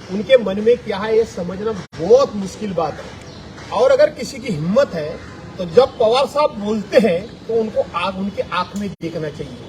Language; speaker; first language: Hindi; non-native, local second language; Marathi